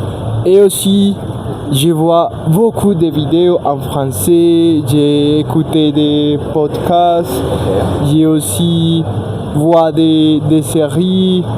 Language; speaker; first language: French; non-native, learner; Spanish